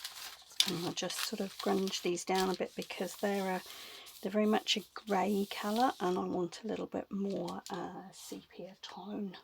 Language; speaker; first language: English; native; English